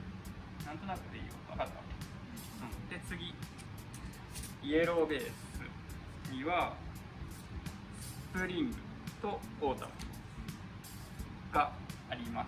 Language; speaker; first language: Japanese; native; Japanese